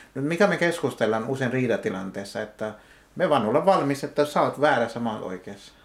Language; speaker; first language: Finnish; non-native, learner; Hindi